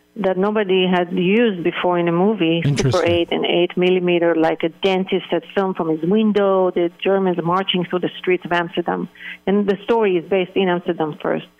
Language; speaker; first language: English; early bilingual, other home language; Hebrew